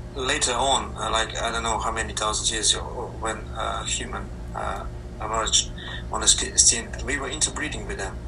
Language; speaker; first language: English; non-native, fluent; Slovenian